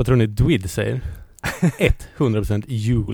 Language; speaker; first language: Swedish; native; Swedish